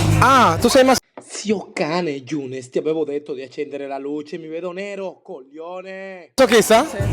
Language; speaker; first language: Italian; non-native, fluent; Spanish